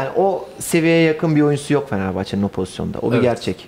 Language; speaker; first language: Turkish; native; Turkish